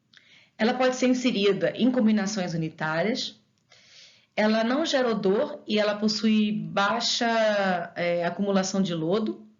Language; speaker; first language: Portuguese; native; Portuguese